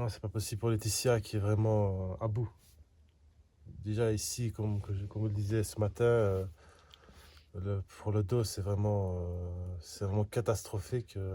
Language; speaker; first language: French; native; French